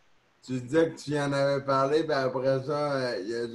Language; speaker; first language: French; native; French